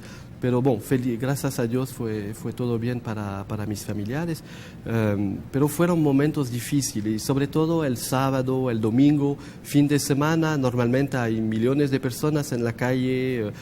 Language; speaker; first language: Spanish; non-native, fluent; French